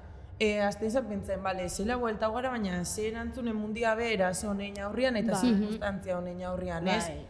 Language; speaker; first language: Basque; native; Basque